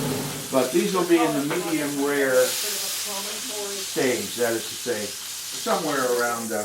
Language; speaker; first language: English; native; English